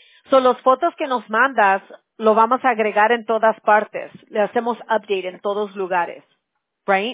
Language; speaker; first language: Spanish; early bilingual, other home language; English